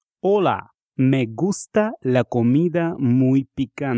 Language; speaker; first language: Spanish; non-native, fluent; Russian